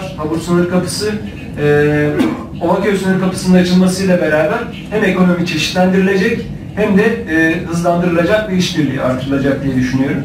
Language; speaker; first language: Turkish; native; Turkish